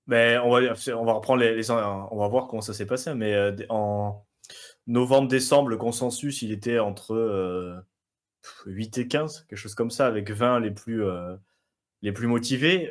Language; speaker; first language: French; native; French